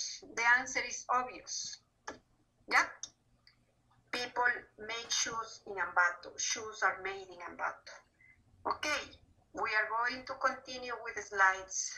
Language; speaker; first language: English; non-native, fluent; Spanish